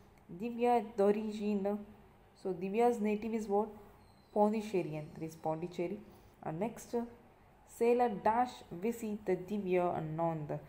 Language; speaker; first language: English; non-native, local second language; Tamil